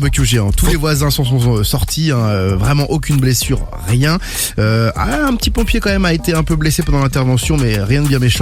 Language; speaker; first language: French; native; French